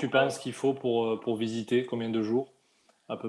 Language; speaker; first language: French; native; French